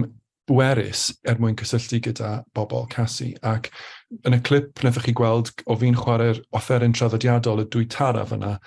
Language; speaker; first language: Welsh; native; Welsh